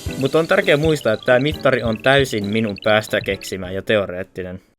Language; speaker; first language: Finnish; native; Finnish